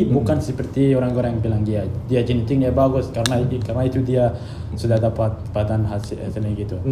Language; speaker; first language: Indonesian; non-native, fluent; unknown